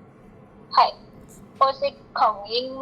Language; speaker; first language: Cantonese; non-native, learner; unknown